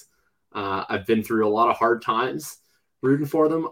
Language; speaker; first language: English; native; English